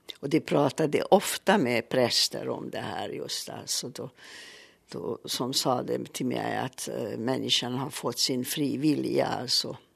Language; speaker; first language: Swedish; native; Swedish